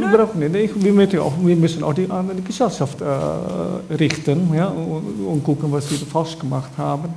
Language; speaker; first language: German; non-native, fluent; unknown